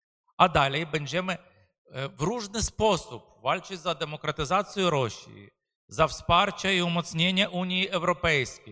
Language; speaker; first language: Polish; non-native, fluent; Ukrainian